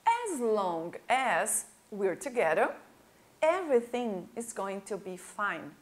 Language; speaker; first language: English; non-native, fluent; Portuguese